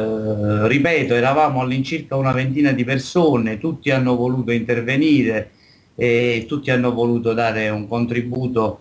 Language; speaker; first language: Italian; native; Italian